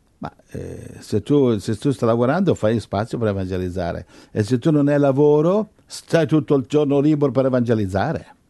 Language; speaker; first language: Italian; non-native, fluent; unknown